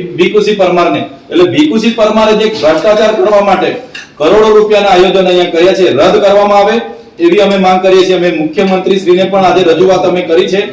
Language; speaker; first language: Gujarati; non-native, local second language; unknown